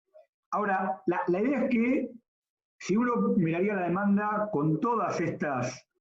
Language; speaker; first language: Spanish; native; Spanish